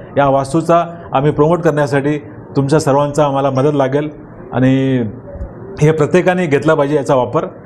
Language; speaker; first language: Marathi; non-native, local second language; Telugu